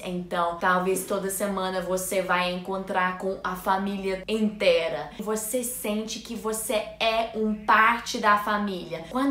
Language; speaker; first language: Portuguese; non-native, learner; English